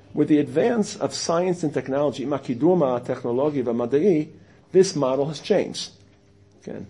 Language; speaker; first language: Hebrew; non-native, fluent; English